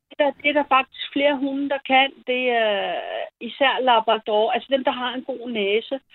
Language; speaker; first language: Danish; early bilingual, other home language; German